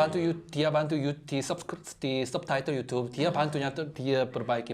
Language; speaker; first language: Indonesian; non-native, learner; Korean